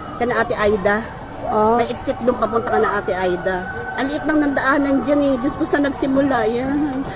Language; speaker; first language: Filipino; native; Filipino